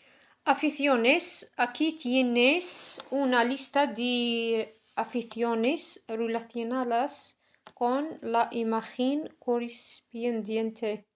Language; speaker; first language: Spanish; non-native, fluent; French